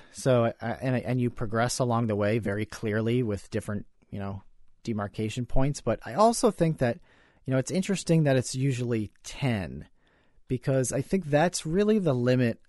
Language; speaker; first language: English; native; English